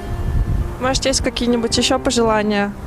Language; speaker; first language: Russian; native; Russian